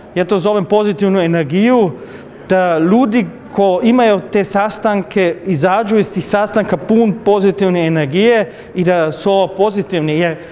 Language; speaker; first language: Serbian; non-native, fluent; German